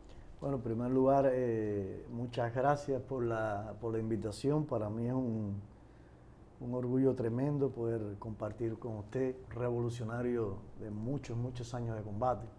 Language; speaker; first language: Spanish; native; Spanish